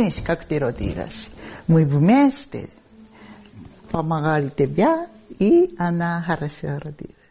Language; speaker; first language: Russian; non-native, learner; Japanese